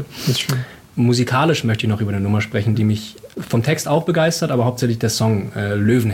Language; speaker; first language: German; native; German